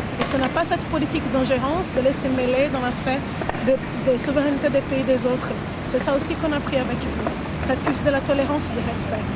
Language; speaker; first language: French; non-native, fluent; Portuguese